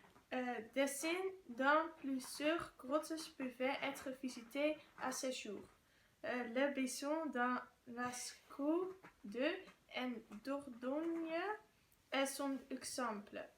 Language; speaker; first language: French; non-native, learner; Dutch